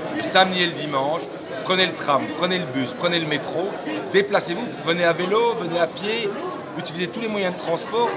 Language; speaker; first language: French; native; French